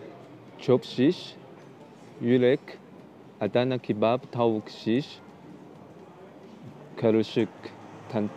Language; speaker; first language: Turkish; non-native, learner; Chinese